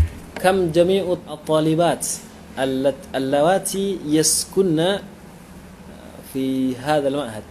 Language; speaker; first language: Arabic; non-native, fluent; Indonesian